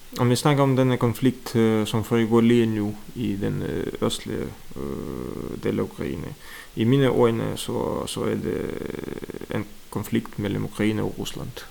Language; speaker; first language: Danish; non-native, fluent; Russian